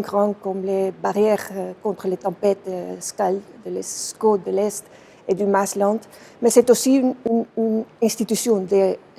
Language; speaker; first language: French; non-native, fluent; Dutch